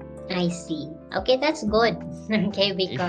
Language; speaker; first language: English; non-native, local second language; Filipino